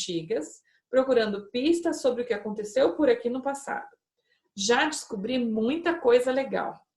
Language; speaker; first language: Portuguese; native; Portuguese